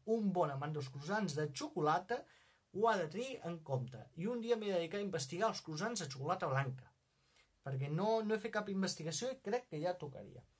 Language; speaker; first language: Catalan; non-native, local second language; Spanish